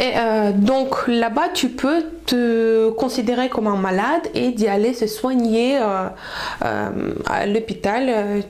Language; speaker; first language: French; non-native, fluent; Russian